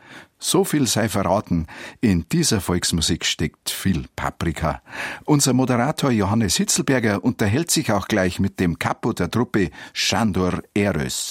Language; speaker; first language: German; native; German